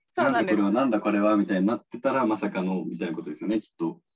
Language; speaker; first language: Japanese; native; Japanese